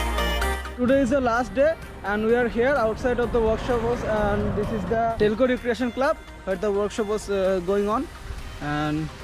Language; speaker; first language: English; non-native, local second language; Bangla